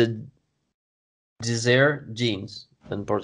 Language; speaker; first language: Portuguese; non-native, learner; Swedish